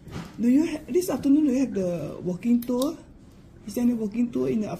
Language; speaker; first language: English; non-native, learner; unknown